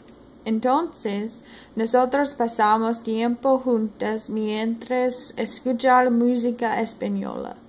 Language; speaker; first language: Spanish; non-native, learner; English